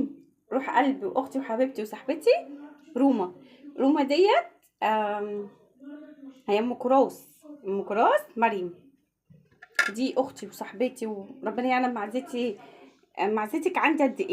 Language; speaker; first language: Arabic; native; Arabic